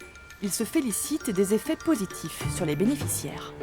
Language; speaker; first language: French; native; French